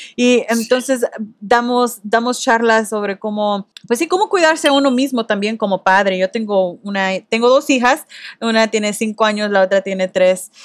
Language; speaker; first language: Spanish; early bilingual, heritage; Spanish